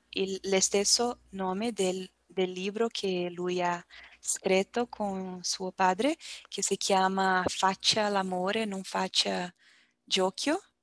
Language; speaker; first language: Italian; non-native, learner; Portuguese